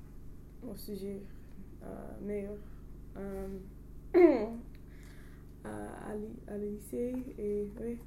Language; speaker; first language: French; non-native, learner; English